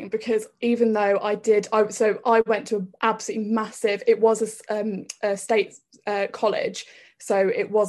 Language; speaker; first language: English; native; English